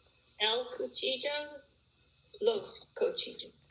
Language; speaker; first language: Spanish; non-native, learner; English